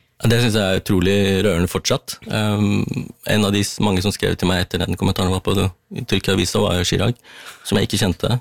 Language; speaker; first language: Norwegian; early bilingual, other home language; Tamil